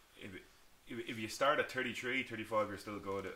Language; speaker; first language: English; native; English